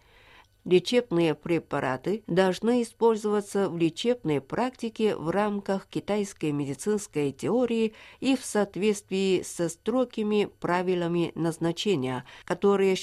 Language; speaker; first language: Russian; non-native, fluent; Chinese